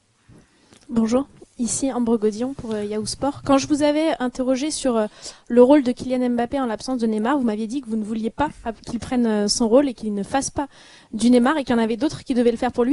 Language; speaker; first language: French; native; French